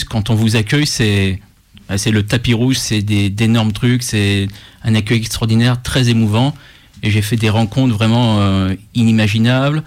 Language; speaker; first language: French; native; French